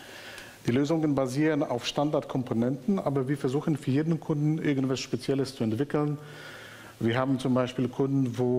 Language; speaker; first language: German; non-native, fluent; Polish